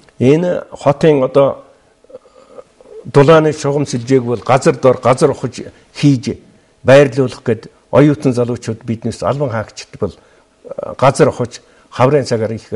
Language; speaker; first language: Mongolian; non-native, local second language; Kazakh